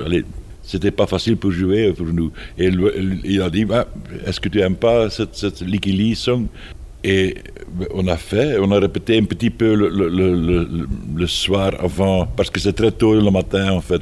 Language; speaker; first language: French; non-native, fluent; Dutch